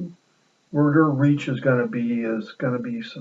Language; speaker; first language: English; native; English